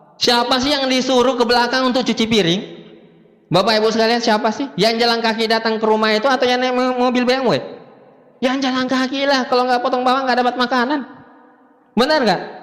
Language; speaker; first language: Indonesian; native; Indonesian